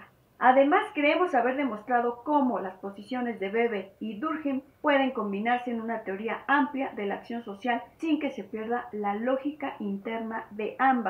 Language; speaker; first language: Spanish; native; Spanish